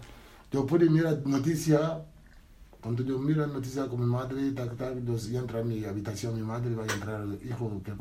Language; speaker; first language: Spanish; non-native, learner; Wolof